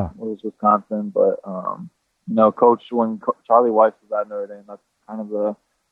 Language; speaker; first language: English; native; English